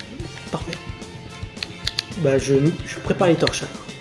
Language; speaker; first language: French; native; French